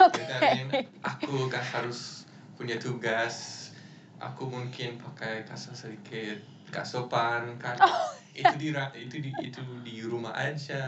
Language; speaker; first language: Indonesian; non-native, fluent; English